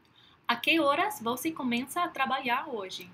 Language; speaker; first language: Portuguese; non-native, fluent; English